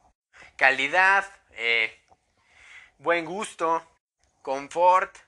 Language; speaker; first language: Spanish; native; Spanish